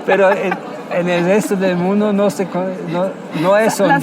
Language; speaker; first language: Spanish; non-native, fluent; German